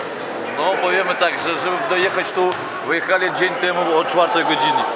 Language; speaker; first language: Polish; non-native, learner; Russian